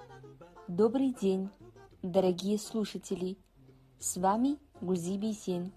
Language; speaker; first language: Russian; non-native, fluent; Kazakh